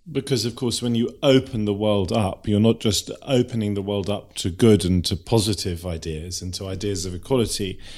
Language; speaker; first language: English; native; English